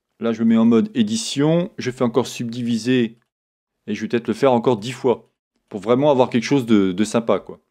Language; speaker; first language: French; native; French